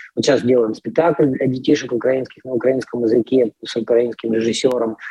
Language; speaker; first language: Russian; native; Russian